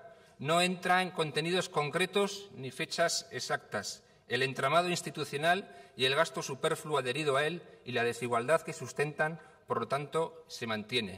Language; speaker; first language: Spanish; native; Spanish